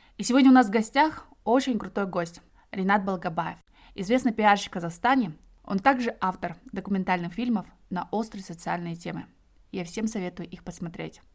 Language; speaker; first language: Russian; native; Russian